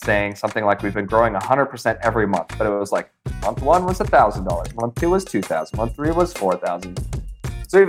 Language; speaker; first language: English; native; English